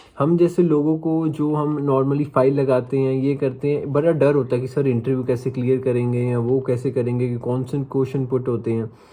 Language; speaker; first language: Hindi; native; Hindi